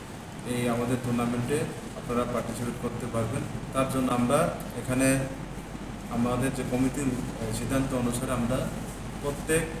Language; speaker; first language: Bangla; non-native, local second language; Kok Borok